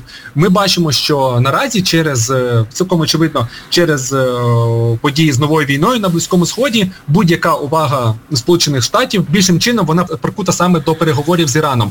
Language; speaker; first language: Ukrainian; native; Ukrainian